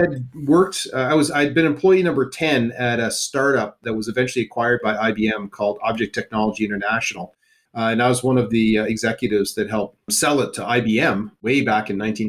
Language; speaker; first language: English; native; English